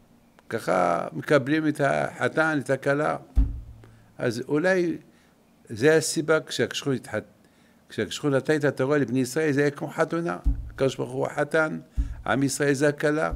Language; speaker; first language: Hebrew; non-native, fluent; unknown